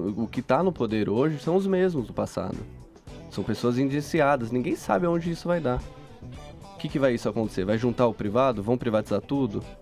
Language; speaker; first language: Portuguese; native; Portuguese